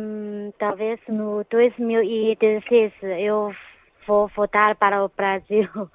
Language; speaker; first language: Portuguese; non-native, fluent; Chinese